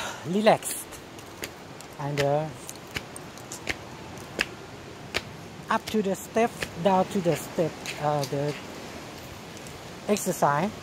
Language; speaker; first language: English; non-native, learner; Thai